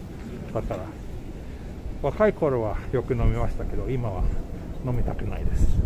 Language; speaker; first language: Japanese; non-native, fluent; Swedish